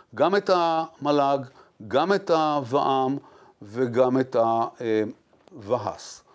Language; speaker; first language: Hebrew; native; Hebrew